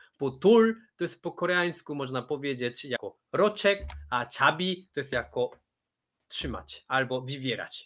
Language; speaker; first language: Polish; non-native, fluent; Korean